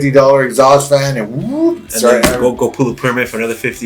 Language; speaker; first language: English; native; English